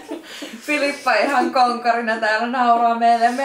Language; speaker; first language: Finnish; native; Finnish